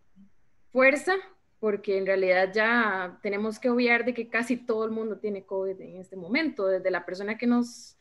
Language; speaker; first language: Spanish; native; Spanish